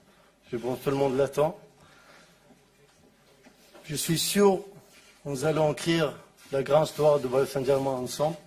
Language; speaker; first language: French; non-native, learner; Arabic